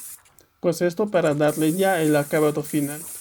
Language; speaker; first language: Spanish; native; Spanish